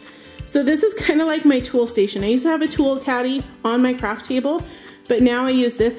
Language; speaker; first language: English; native; English